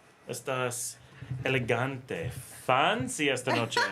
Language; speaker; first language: Spanish; non-native, learner; English